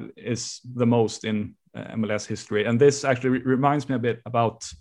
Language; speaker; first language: English; non-native, fluent; Swedish